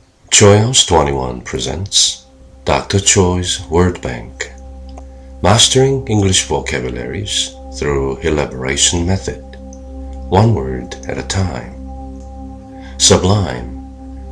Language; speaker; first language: English; non-native, fluent; Korean